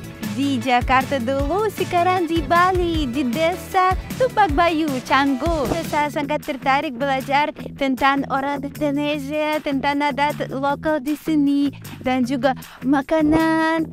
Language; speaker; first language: Indonesian; non-native, fluent; Russian